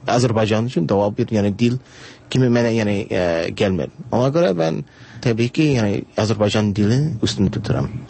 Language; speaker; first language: Azerbaijani; non-native, fluent; English